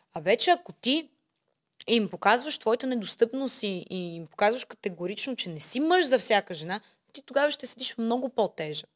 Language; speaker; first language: Bulgarian; native; Bulgarian